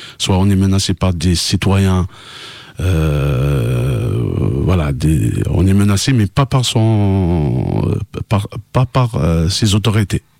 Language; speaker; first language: French; non-native, local second language; Kabyle